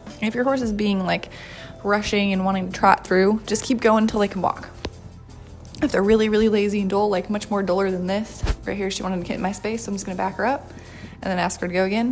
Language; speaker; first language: English; native; English